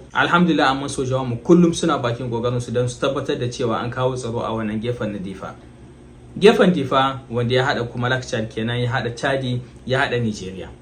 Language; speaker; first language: Hausa; native; Hausa